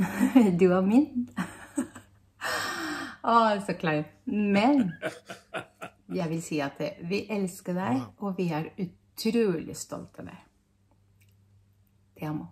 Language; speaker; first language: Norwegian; non-native, learner; Spanish